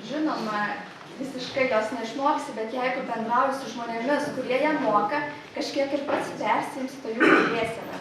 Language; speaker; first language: Lithuanian; native; Lithuanian